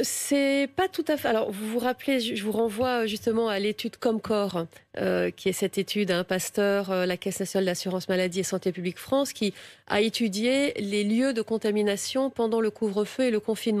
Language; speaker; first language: French; native; French